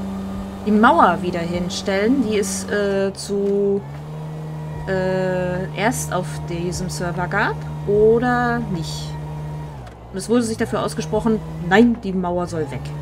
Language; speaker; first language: German; native; German